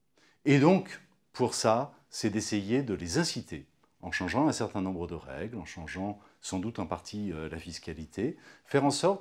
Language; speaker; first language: French; native; French